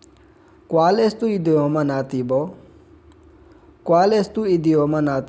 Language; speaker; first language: Spanish; non-native, learner; Urdu